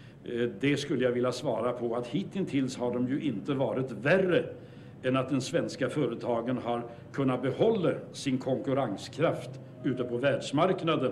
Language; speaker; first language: Swedish; native; Swedish